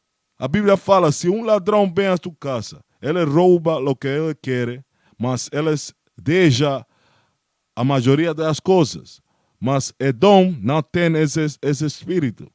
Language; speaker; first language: Portuguese; non-native, learner; Spanish